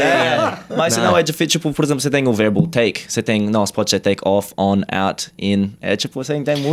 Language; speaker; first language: Portuguese; non-native, fluent; English